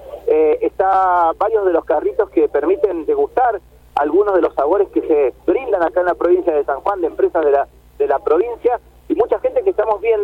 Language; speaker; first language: Spanish; native; Spanish